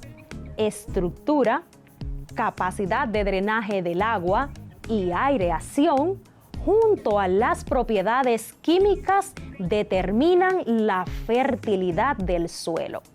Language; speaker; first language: Spanish; native; Spanish